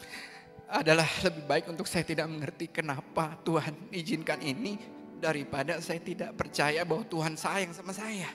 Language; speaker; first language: Indonesian; native; Indonesian